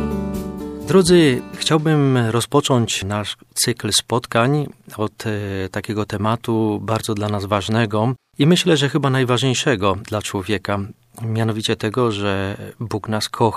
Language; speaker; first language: Polish; native; Polish